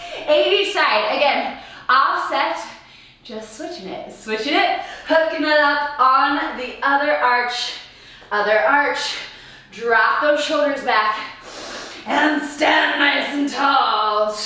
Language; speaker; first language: English; native; English